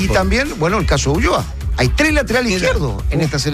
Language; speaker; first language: Spanish; native; Spanish